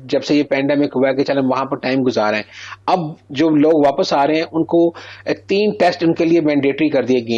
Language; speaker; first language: Urdu; native; Urdu